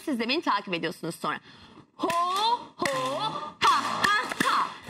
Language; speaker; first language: Turkish; native; Turkish